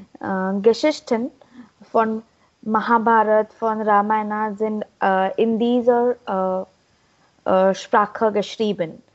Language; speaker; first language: German; non-native, learner; Marathi